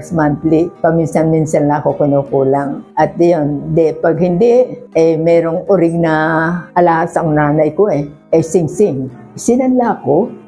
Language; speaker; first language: Filipino; native; Filipino